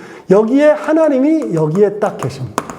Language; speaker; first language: Korean; native; Korean